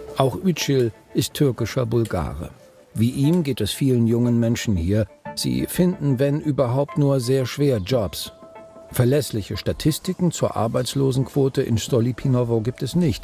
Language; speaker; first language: German; native; German